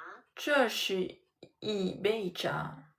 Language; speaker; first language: Chinese; non-native, learner; French